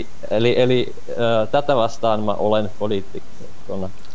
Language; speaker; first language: Finnish; non-native, fluent; Czech